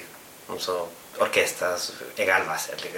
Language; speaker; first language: German; non-native, fluent; Spanish